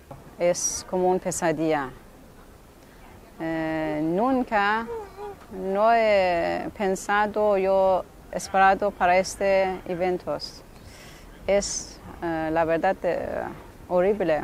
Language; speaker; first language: Spanish; non-native, learner; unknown